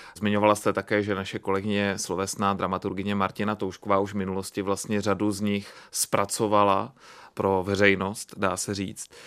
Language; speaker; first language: Czech; native; Czech